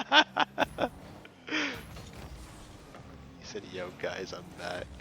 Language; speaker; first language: English; native; English